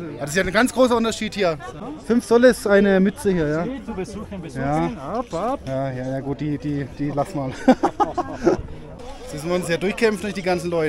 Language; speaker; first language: German; native; German